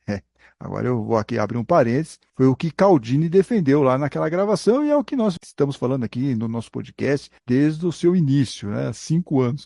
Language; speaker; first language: Portuguese; native; Portuguese